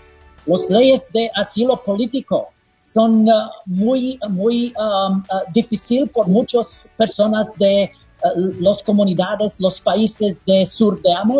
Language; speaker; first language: Spanish; non-native, fluent; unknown